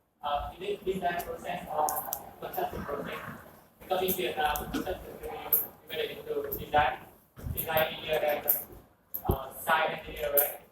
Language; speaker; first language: English; non-native, learner; Vietnamese